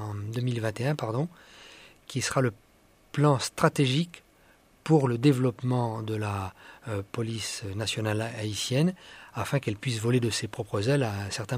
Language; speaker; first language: French; native; French